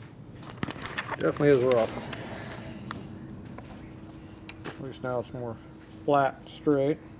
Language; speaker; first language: English; native; English